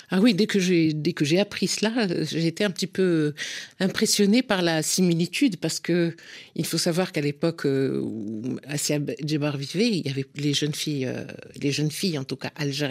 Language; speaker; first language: French; non-native, local second language; Arabic